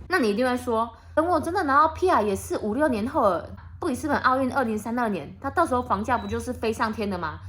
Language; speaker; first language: Chinese; native; Chinese